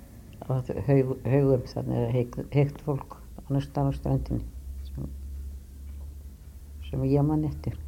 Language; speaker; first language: Icelandic; native; Icelandic